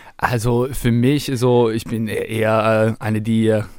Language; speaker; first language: German; non-native, fluent; English